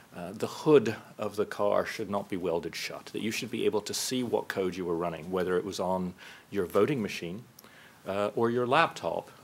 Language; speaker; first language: English; native; English